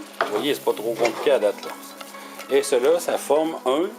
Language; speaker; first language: French; native; French